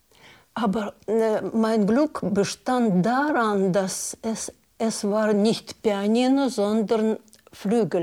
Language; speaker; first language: German; non-native, learner; Russian